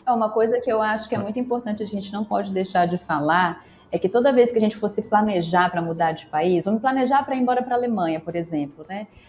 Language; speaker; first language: Portuguese; native; Portuguese